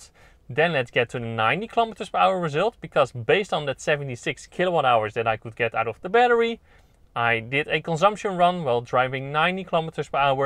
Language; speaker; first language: English; non-native, fluent; Dutch